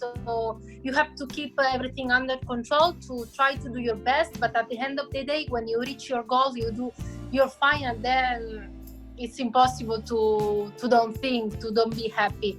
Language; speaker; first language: English; non-native, fluent; Italian